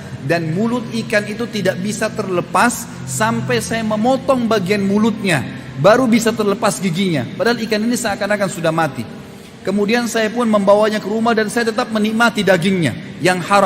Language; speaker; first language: Indonesian; native; Indonesian